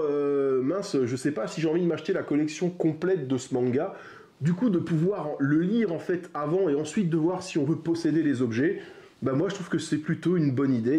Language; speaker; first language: French; native; French